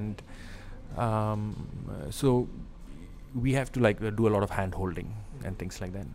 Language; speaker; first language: English; non-native, local second language; Malayalam